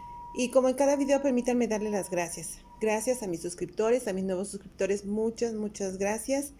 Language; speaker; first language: Spanish; native; Spanish